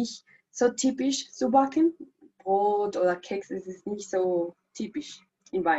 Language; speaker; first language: German; non-native, learner; Spanish